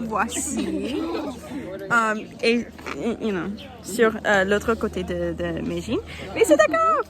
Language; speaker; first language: French; non-native, learner; English